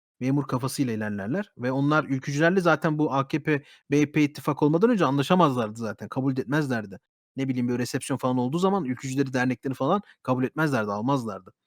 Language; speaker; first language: Turkish; early bilingual, heritage; Turkish